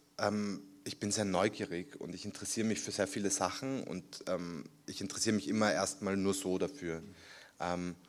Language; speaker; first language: German; early bilingual, other home language; Spanish